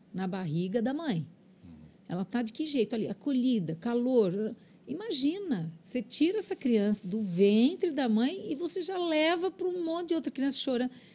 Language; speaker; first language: Portuguese; early bilingual, other home language; Spanish